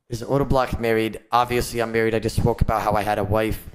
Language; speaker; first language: English; native; English